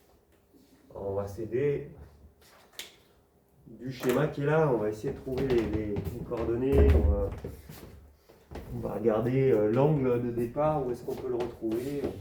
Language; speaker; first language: French; native; French